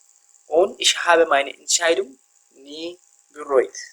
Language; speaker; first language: German; non-native, fluent; Tigrinya